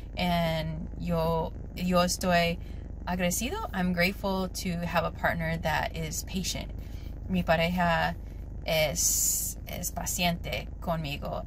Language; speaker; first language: English; native; English